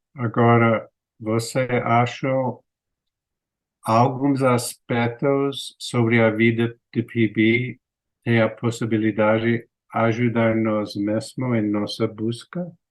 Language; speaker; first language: Portuguese; non-native, learner; English